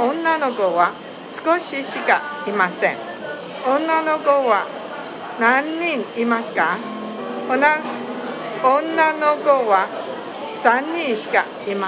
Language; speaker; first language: Japanese; non-native, learner; Chinese